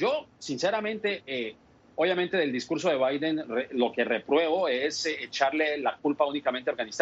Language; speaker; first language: Spanish; native; Spanish